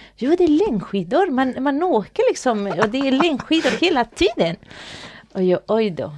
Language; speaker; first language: Swedish; non-native, fluent; Spanish